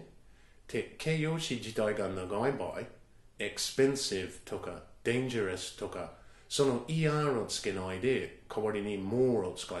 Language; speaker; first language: Japanese; non-native, fluent; English